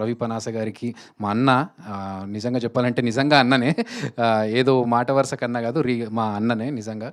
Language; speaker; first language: Telugu; native; Telugu